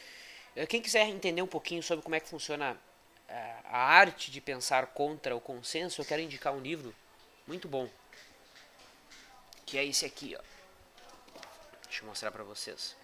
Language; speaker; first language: Portuguese; native; Portuguese